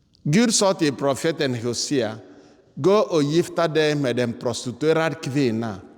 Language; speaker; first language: Swedish; non-native, fluent; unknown